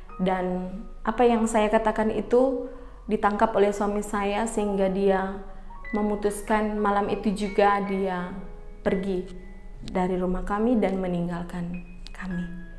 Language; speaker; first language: Indonesian; native; Indonesian